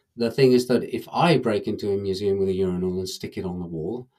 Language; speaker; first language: English; native; English